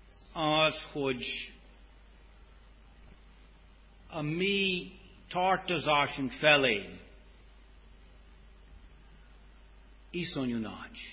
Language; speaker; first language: Hungarian; non-native, fluent; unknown